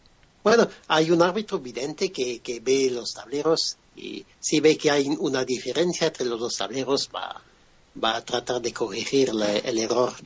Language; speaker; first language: Spanish; non-native, fluent; French